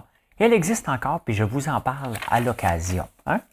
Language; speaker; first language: French; native; French